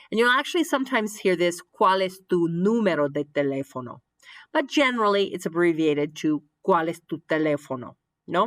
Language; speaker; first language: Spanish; non-native, fluent; English